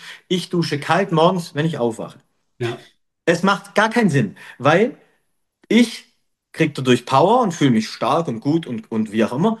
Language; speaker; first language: German; native; German